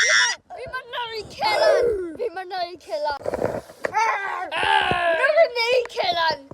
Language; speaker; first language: Danish; native; Danish